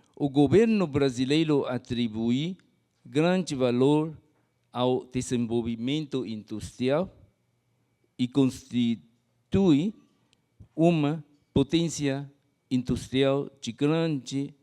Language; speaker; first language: Portuguese; non-native, fluent; Chinese